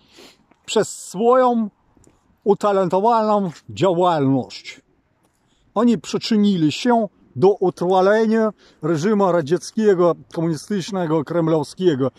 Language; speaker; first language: Polish; non-native, fluent; Ukrainian